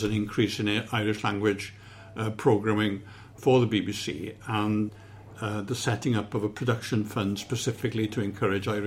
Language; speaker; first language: English; native; English